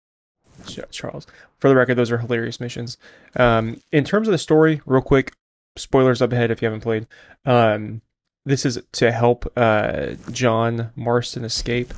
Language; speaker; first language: English; native; English